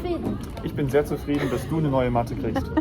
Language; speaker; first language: German; native; German